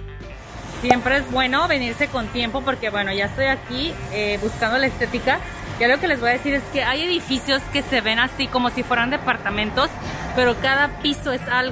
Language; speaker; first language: Spanish; native; Spanish